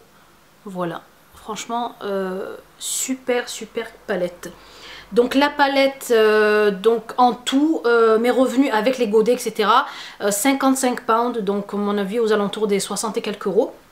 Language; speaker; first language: French; native; French